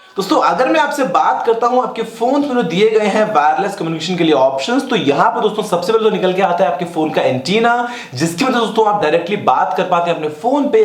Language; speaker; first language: Hindi; native; Hindi